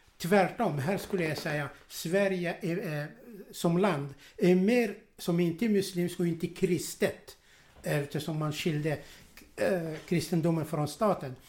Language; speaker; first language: Swedish; non-native, fluent; Arabic